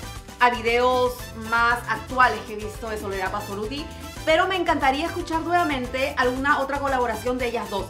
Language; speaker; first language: Spanish; native; Spanish